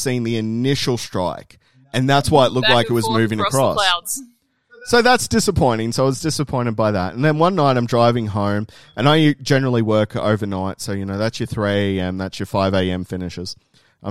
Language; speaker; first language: English; native; English